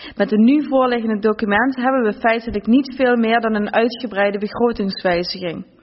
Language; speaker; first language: Dutch; native; Dutch